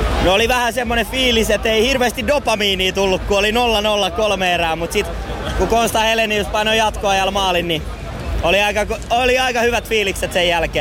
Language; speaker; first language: Finnish; native; Finnish